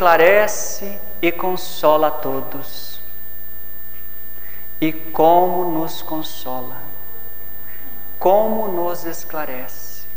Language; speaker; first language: Portuguese; native; Portuguese